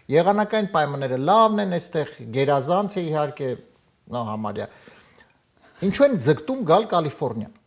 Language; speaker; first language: Armenian; native; Armenian